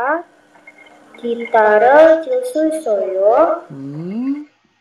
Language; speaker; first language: Korean; non-native, learner; Indonesian